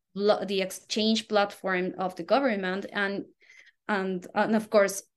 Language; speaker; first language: English; non-native, fluent; Spanish